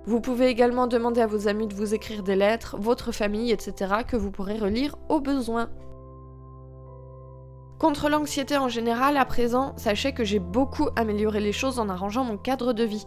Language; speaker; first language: French; native; French